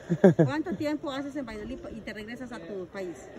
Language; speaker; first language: Spanish; non-native, local second language; Yucateco